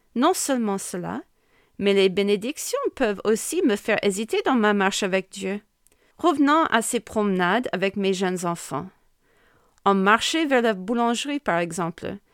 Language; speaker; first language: French; non-native, fluent; English